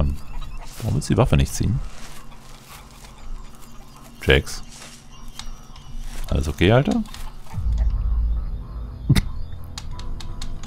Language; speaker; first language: German; native; German